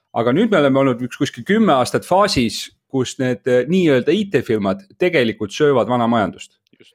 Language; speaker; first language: Estonian; native; Estonian